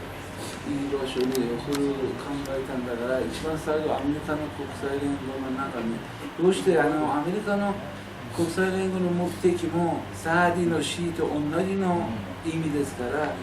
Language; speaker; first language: Japanese; non-native, learner; Persian